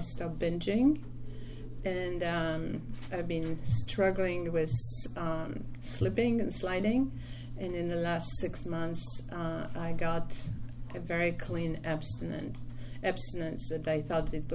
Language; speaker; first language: English; non-native, fluent; Polish